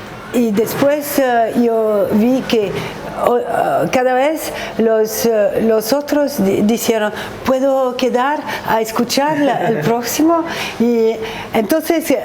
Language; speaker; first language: Spanish; non-native, learner; French